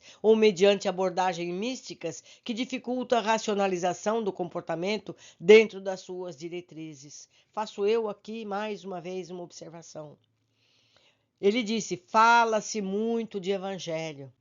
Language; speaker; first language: Portuguese; native; Portuguese